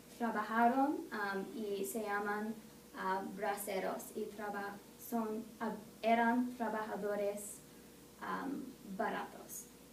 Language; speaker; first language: Spanish; non-native, learner; English